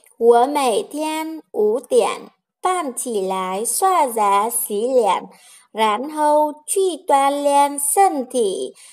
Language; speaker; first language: Chinese; non-native, learner; Vietnamese